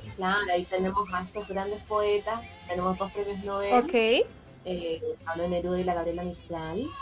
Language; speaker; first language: Spanish; native; Spanish